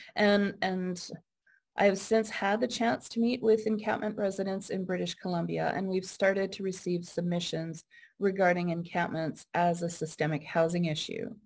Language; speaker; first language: English; native; English